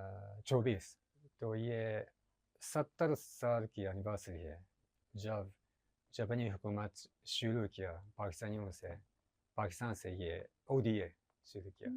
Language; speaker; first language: Hindi; non-native, learner; Japanese